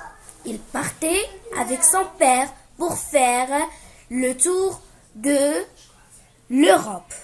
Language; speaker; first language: French; non-native, local second language; Arabic